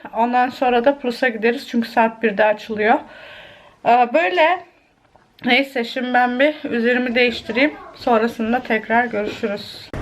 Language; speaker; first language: Turkish; early bilingual, heritage; Turkish